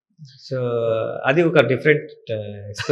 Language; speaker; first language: Telugu; non-native, learner; Kannada